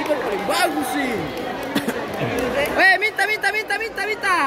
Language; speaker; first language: Malay; native; Malay